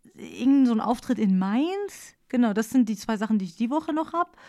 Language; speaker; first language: German; early bilingual, other home language; Persian